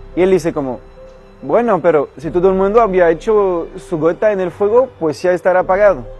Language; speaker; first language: Spanish; non-native, fluent; French